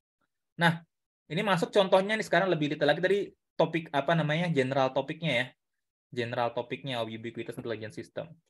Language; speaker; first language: Indonesian; native; Indonesian